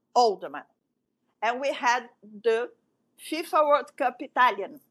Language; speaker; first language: English; non-native, fluent; French